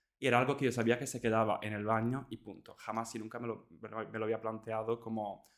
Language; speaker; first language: Spanish; non-native, fluent; Italian